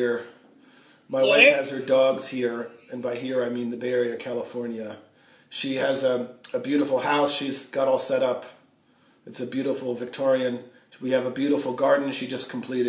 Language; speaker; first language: English; native; English